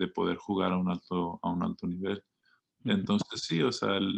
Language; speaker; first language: Spanish; early bilingual, heritage; Spanish